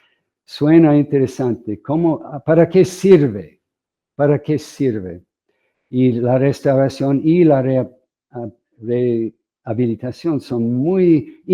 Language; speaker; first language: Spanish; non-native, fluent; English